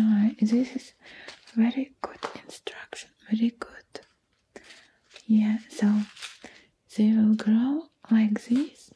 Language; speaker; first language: English; non-native, learner; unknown